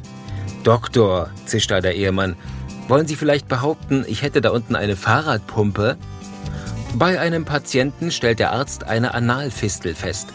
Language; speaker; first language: German; native; German